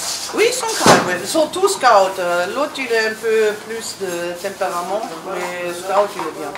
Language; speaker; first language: French; non-native, learner; German